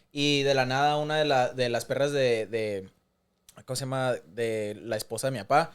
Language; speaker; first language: Spanish; early bilingual, other home language; English